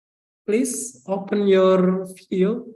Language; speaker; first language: English; non-native, fluent; Indonesian